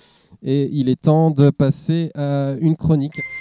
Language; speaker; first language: French; native; French